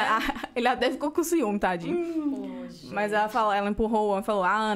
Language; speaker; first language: Portuguese; native; Portuguese